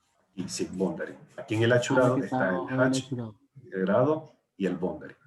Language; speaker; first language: Spanish; native; Spanish